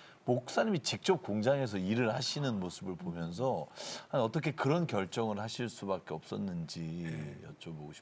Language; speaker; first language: Korean; native; Korean